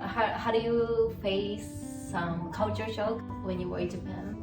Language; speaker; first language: English; non-native, learner; Japanese